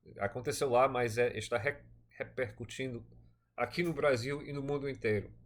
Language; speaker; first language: Portuguese; non-native, fluent; English